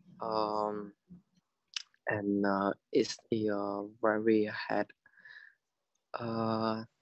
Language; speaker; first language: English; non-native, learner; Vietnamese